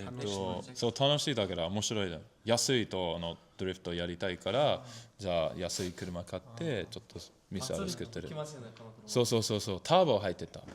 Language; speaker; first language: Japanese; non-native, learner; English